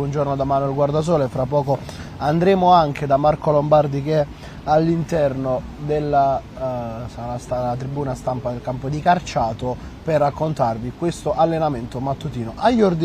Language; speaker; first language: Italian; native; Italian